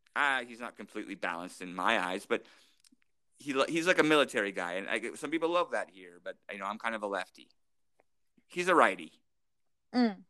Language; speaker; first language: English; native; English